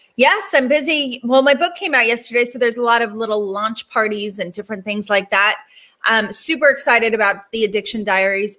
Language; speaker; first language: English; native; English